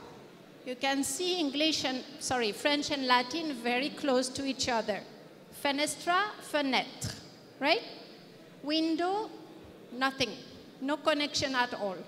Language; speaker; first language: English; non-native, fluent; French